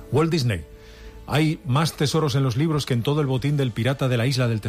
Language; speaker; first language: Spanish; native; Spanish